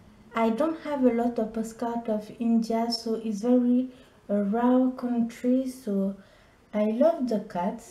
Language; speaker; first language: English; non-native, learner; French